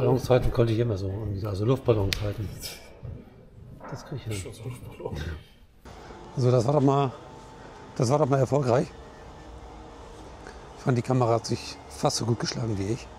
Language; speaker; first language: German; native; German